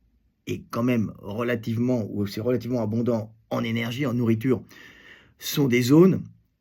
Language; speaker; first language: French; native; French